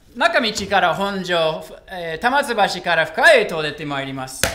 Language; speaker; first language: Japanese; non-native, fluent; English